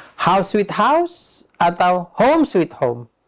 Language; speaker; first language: English; non-native, fluent; Indonesian